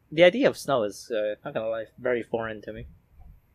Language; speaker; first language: English; non-native, local second language; Filipino